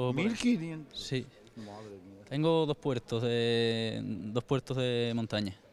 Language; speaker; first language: Spanish; native; Spanish